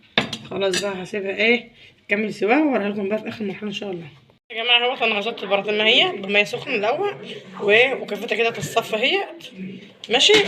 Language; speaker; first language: Arabic; native; Arabic